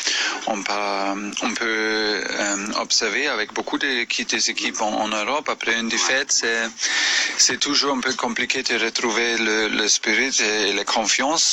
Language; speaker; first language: French; non-native, fluent; German